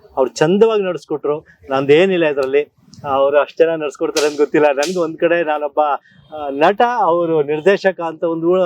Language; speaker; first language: Kannada; native; Kannada